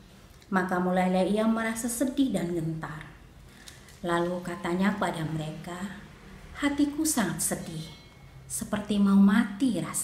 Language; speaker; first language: Indonesian; native; Indonesian